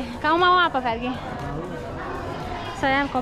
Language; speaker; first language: Indonesian; non-native, learner; English